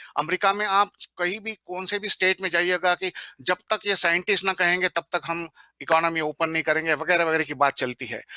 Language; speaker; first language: Hindi; non-native, local second language; Marathi